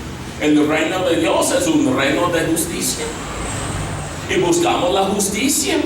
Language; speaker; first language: Spanish; non-native, fluent; English